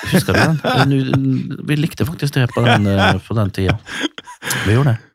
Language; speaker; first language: Norwegian; native; Norwegian